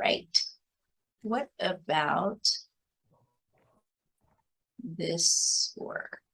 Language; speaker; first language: English; non-native, fluent; Chinese